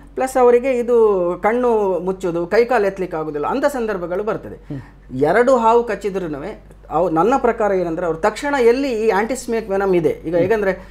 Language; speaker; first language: Kannada; non-native, local second language; Tulu